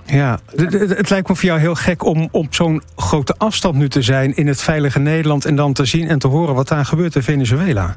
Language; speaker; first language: Dutch; native; Dutch